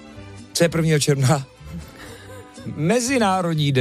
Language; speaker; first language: Czech; native; Czech